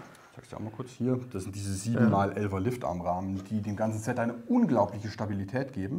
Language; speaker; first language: German; native; German